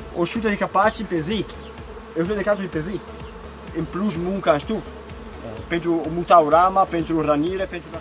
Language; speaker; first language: Romanian; non-native, fluent; Italian